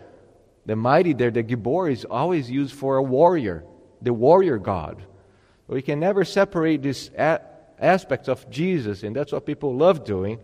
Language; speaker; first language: English; non-native, fluent; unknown